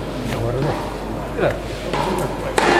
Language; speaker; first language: Spanish; native; Spanish